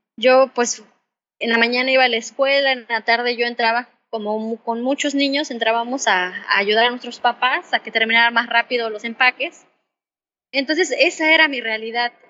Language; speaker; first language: Spanish; native; Spanish